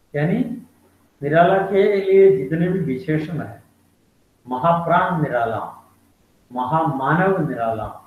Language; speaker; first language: Hindi; non-native, local second language; Malayalam